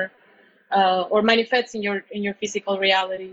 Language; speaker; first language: English; non-native, fluent; Spanish